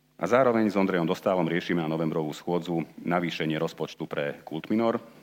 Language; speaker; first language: Slovak; non-native, local second language; Hungarian